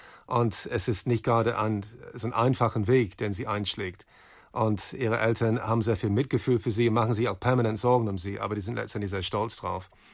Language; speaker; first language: German; non-native, fluent; English